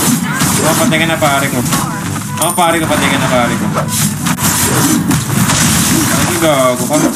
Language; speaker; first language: Filipino; native; Filipino